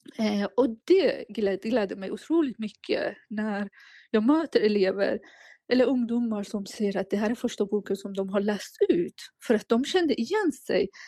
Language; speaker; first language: Swedish; non-native, fluent; Persian